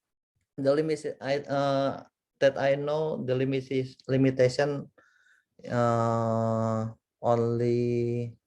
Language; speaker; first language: English; non-native, learner; Indonesian